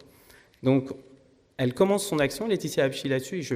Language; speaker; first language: French; native; French